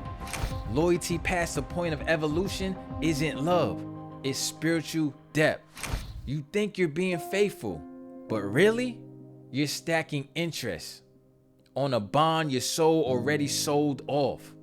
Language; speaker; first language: English; native; English